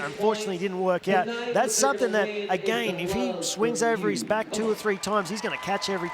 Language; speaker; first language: English; native; English